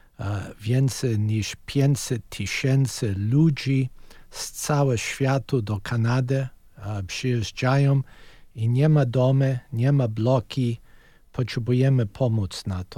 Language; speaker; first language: Polish; early bilingual, heritage; Polish